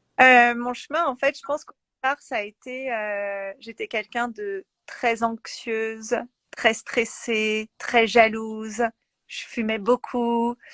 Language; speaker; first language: French; native; French